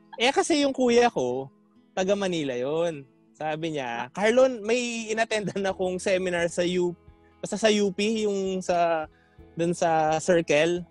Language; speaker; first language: Filipino; non-native, local second language; Pampanga